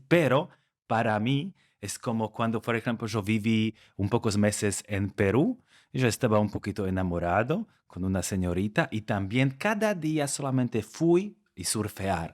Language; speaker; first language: Spanish; non-native, fluent; Slovak